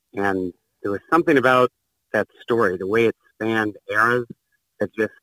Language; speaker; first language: English; native; English